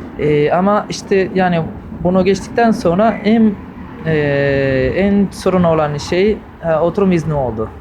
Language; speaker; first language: Turkish; early bilingual, heritage; Turkish